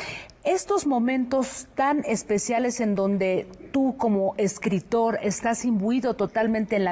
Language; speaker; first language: Spanish; native; Spanish